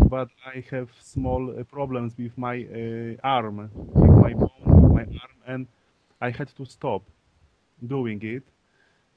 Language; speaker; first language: English; non-native, learner; Polish